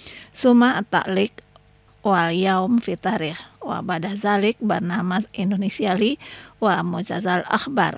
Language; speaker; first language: Arabic; non-native, fluent; Indonesian